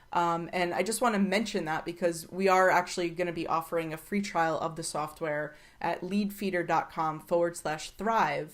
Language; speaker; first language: English; native; English